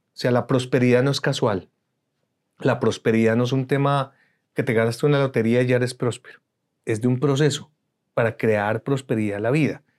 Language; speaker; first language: Spanish; native; Spanish